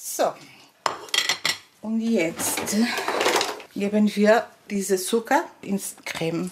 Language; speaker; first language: German; non-native, learner; Portuguese